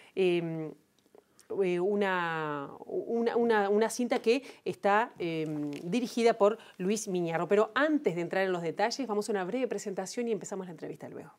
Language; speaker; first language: Spanish; native; Spanish